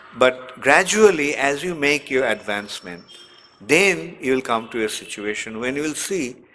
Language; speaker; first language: English; non-native, local second language; Bangla